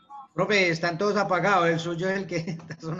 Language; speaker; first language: Spanish; native; Spanish